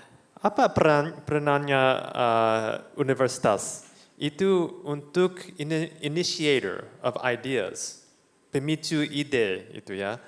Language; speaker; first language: Indonesian; non-native, fluent; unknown